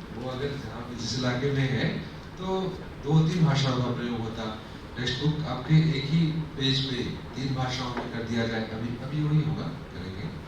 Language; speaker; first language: Hindi; non-native, local second language; Maithili